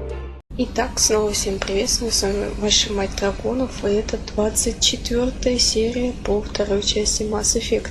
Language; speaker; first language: Russian; native; Russian